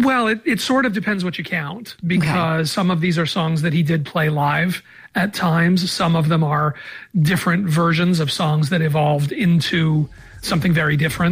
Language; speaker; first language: English; native; English